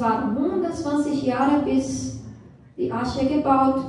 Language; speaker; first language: German; non-native, fluent; Portuguese